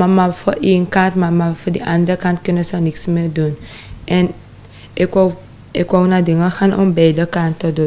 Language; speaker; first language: Dutch; non-native, local second language; Sranan Tongo